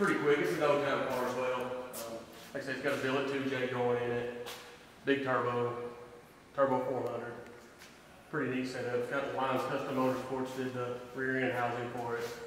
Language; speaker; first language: English; native; English